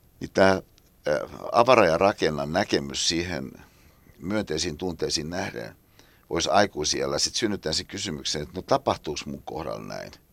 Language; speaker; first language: Finnish; native; Finnish